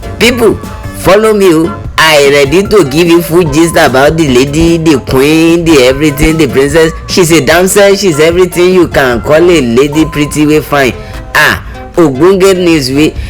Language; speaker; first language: Nigerian Pidgin; non-native, local second language; Yoruba